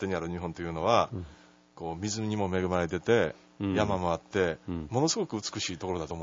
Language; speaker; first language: Japanese; native; Japanese